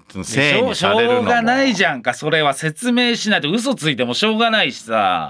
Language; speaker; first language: Japanese; native; Japanese